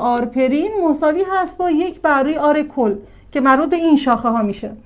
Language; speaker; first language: Persian; native; Persian